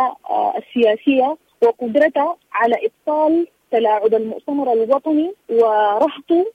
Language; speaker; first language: Arabic; native; Arabic